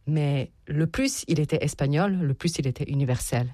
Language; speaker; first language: French; non-native, fluent; Serbian